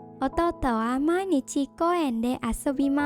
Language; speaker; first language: Japanese; non-native, fluent; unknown